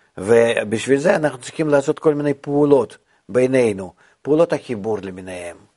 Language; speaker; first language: Hebrew; non-native, fluent; Russian